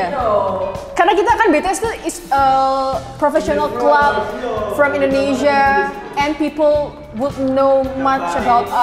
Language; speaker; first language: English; non-native, fluent; Indonesian